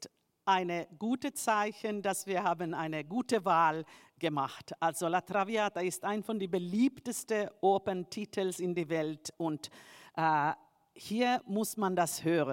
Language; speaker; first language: German; non-native, fluent; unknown